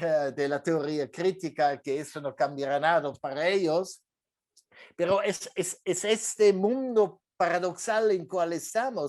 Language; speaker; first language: Spanish; non-native, fluent; French